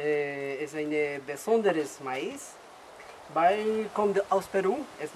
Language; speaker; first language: German; non-native, learner; Spanish